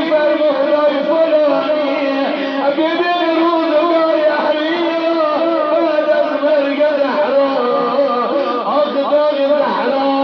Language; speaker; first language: Persian; native; Persian